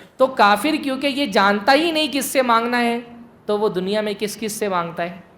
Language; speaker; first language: Urdu; native; Urdu